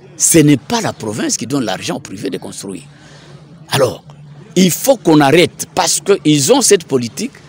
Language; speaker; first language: French; non-native, local second language; Swahili